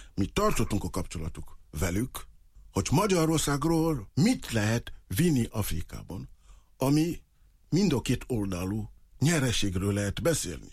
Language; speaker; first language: Hungarian; non-native, fluent; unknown